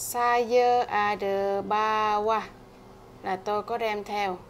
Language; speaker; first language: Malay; non-native, fluent; Vietnamese